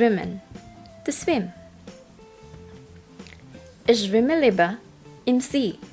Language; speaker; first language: German; non-native, fluent; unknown